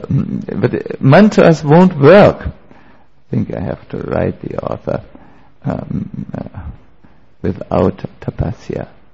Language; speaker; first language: English; non-native, fluent; German